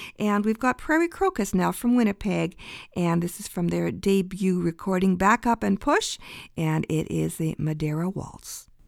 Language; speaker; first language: English; early bilingual, other home language; Ukrainian